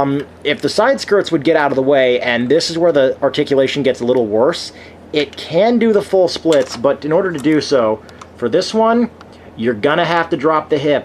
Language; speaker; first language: English; native; English